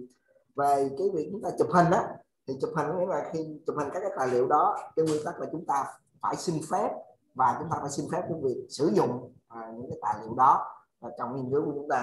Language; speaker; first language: Vietnamese; native; Vietnamese